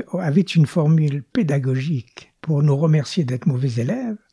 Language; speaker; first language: French; native; French